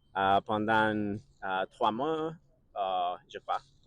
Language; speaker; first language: French; non-native, learner; Catalan